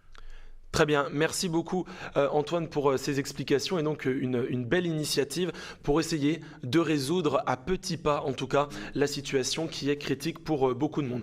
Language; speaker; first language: French; native; French